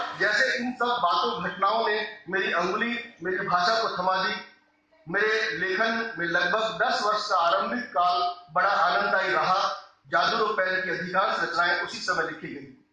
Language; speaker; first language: Hindi; non-native, local second language; Rajasthani